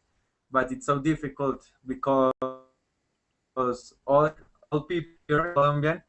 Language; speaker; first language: English; non-native, learner; Spanish